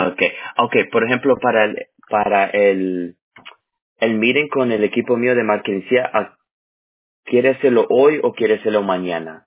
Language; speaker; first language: Spanish; early bilingual, heritage; Spanish